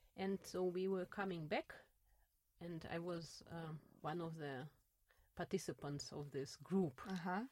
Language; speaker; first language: English; non-native, fluent; Russian